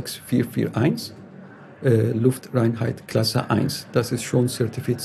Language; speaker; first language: German; non-native, fluent; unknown